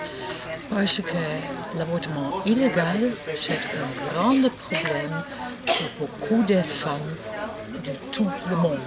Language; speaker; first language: French; non-native, learner; Dutch